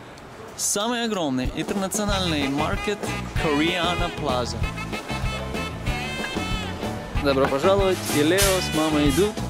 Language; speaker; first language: Russian; native; Russian